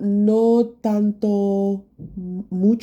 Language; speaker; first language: Spanish; non-native, learner; English